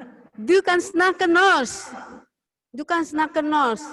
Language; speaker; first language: Dutch; non-native, fluent; Indonesian